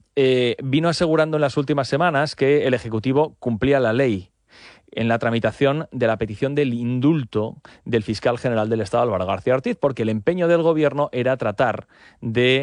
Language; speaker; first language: Spanish; native; Spanish